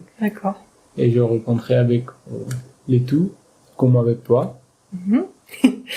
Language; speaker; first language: French; non-native, learner; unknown